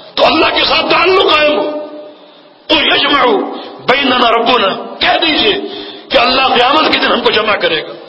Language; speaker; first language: Urdu; native; Urdu